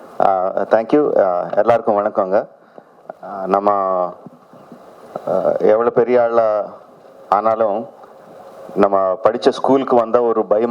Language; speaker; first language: Tamil; non-native, local second language; Telugu